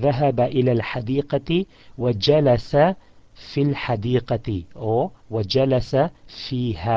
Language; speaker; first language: Arabic; non-native, fluent; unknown